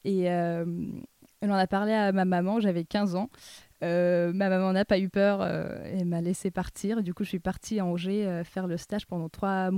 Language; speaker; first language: French; non-native, fluent; Russian